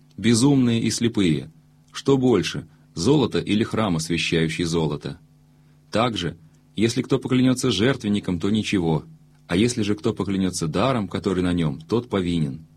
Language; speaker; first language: Russian; native; Russian